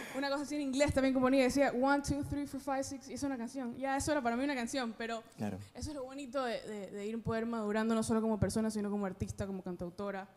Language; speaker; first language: Spanish; native; Spanish